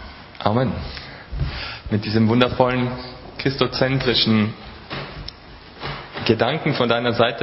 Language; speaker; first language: German; native; German